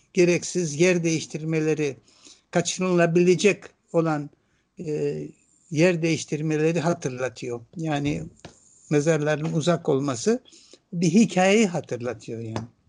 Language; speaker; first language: Turkish; non-native, local second language; Greek